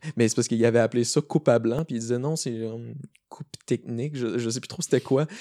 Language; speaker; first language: French; native; French